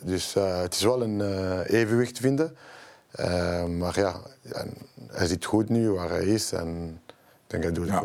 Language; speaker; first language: Dutch; non-native, local second language; French